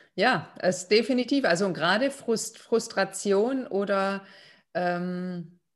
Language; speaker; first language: German; non-native, fluent; Lithuanian